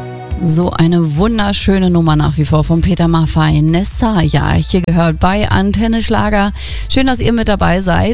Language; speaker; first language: German; native; German